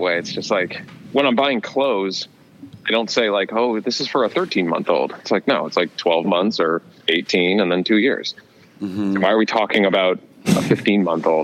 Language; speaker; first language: English; native; English